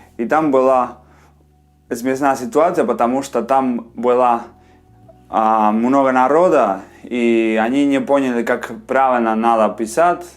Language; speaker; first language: Russian; non-native, learner; Spanish